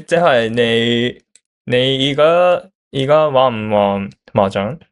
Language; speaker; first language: Cantonese; non-native, learner; Japanese